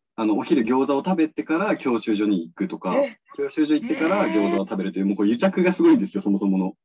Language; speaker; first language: Japanese; native; Japanese